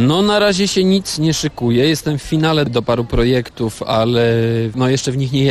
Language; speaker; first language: Polish; native; Polish